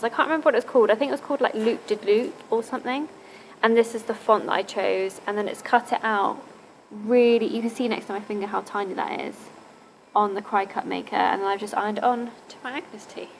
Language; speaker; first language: English; native; English